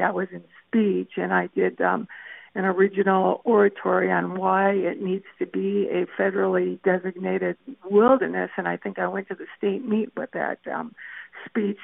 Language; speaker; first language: English; native; English